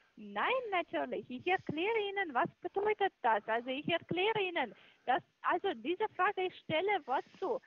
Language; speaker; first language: German; non-native, fluent; Russian